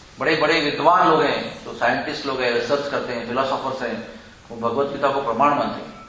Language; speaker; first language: Hindi; non-native, local second language; Marathi